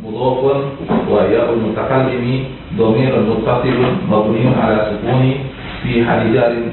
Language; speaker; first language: Arabic; non-native, learner; Indonesian